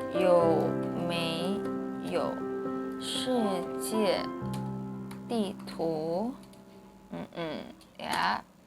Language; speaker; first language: Chinese; non-native, fluent; Indonesian